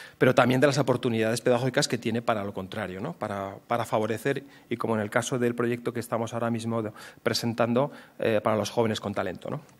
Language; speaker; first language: Spanish; native; Spanish